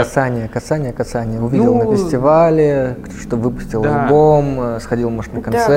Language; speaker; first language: Russian; native; Russian